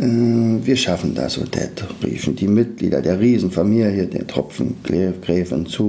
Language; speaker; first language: German; native; German